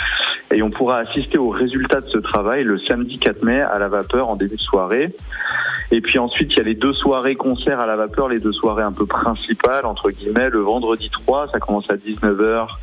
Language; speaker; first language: French; native; French